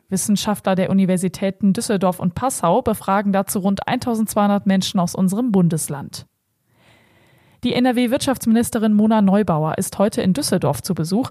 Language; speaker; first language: German; native; German